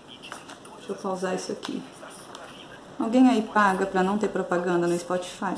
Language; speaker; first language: Portuguese; native; Portuguese